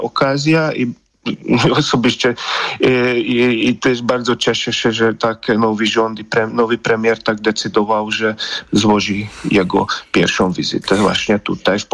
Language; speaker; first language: Polish; non-native, fluent; Hungarian